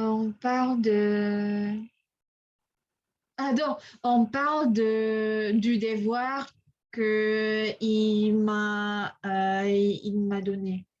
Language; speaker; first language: French; non-native, learner; English